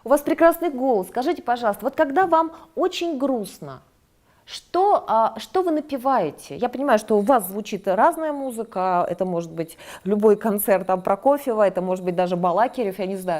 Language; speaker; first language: Russian; native; Russian